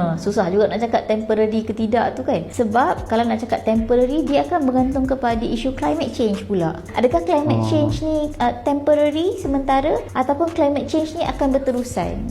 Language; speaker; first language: Malay; native; Malay